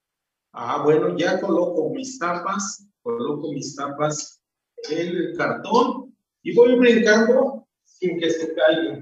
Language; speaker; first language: Spanish; native; Spanish